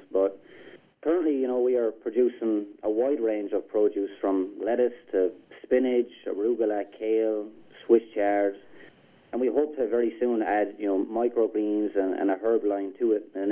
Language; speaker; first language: English; native; English